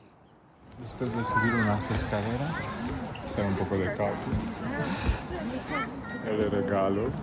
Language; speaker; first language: Spanish; non-native, fluent; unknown